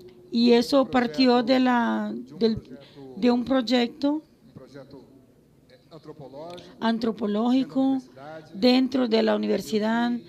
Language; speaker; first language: Spanish; non-native, fluent; Portuguese